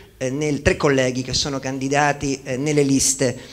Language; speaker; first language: Italian; native; Italian